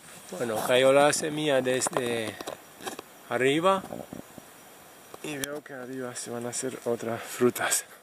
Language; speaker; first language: Spanish; non-native, fluent; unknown